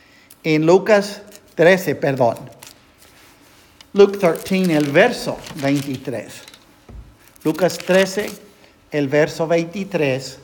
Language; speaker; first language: Spanish; non-native, fluent; English